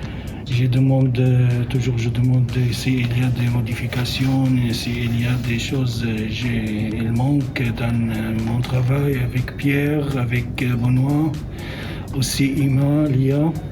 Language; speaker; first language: French; non-native, learner; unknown